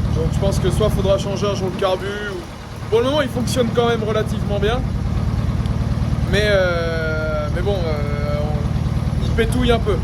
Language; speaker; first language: French; native; French